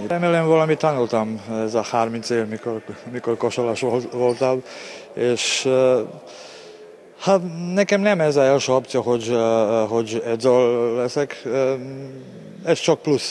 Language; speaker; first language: Hungarian; non-native, learner; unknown